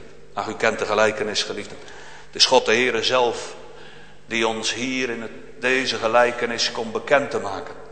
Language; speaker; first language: Dutch; native; Dutch